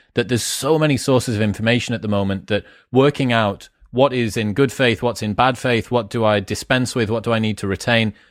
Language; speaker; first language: English; native; English